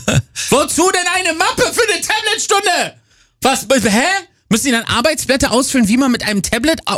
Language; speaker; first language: German; native; German